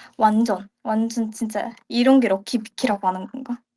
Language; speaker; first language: Korean; native; Korean